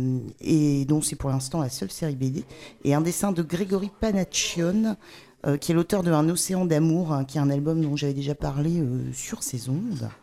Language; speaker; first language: French; native; French